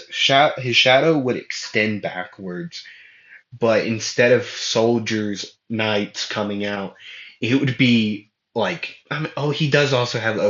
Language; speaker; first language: English; native; English